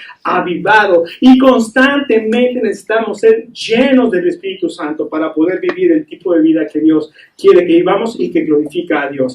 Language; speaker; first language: Spanish; native; Spanish